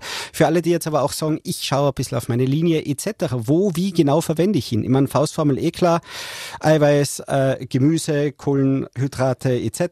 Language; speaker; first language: German; native; German